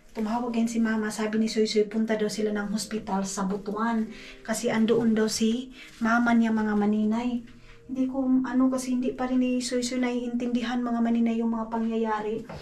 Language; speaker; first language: Filipino; non-native, local second language; Cebuano